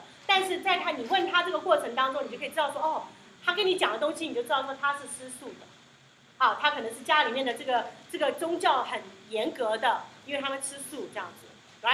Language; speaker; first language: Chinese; early bilingual, heritage; Chinese